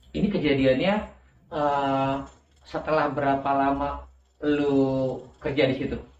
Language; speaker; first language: Indonesian; native; Indonesian